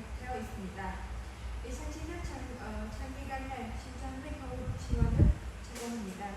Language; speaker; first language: Korean; non-native, fluent; Khmer